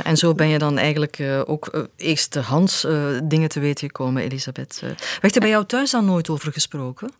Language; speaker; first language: Dutch; native; Dutch